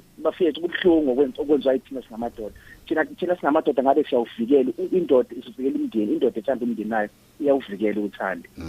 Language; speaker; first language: Zulu; native; Zulu